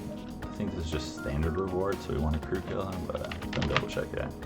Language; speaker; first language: English; native; English